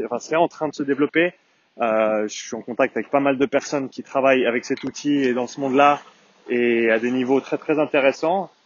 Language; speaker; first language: French; native; French